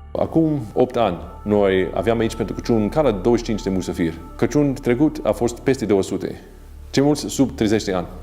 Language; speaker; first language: Romanian; non-native, fluent; English